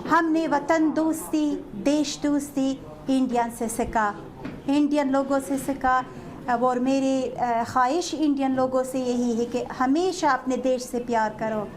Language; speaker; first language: Hindi; non-native, fluent; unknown